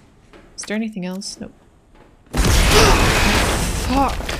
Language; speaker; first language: English; native; English